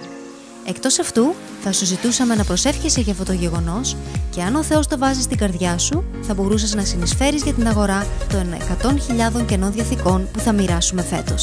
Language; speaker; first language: Greek; native; Greek